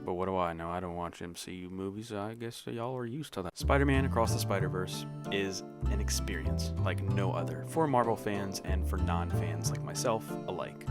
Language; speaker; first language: English; native; English